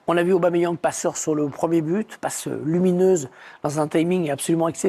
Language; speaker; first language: French; native; French